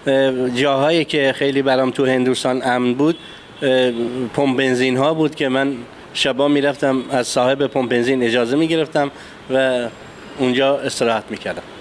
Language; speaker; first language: Persian; non-native, local second language; Kurdish